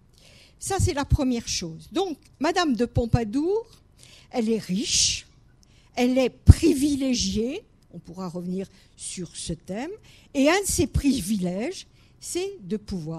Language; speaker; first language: French; native; French